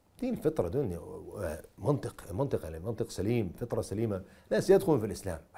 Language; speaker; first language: Arabic; non-native, fluent; English